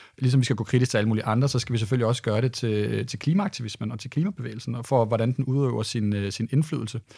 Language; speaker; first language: Danish; native; Danish